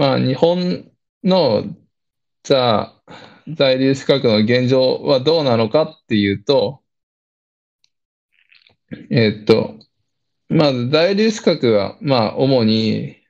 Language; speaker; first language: Japanese; early bilingual, other home language; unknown